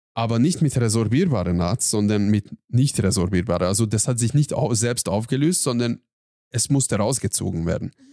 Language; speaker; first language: German; non-native, fluent; Hungarian